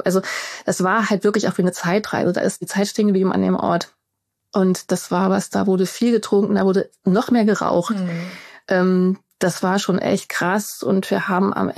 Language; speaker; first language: German; native; German